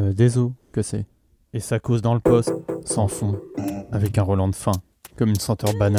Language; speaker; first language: French; native; French